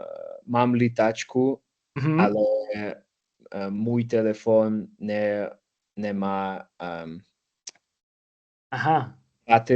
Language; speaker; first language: Czech; non-native, learner; English